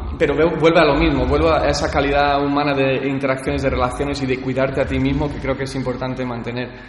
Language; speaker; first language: Spanish; early bilingual, heritage; Spanish